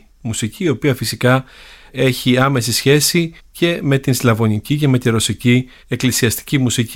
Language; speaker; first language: Greek; native; Greek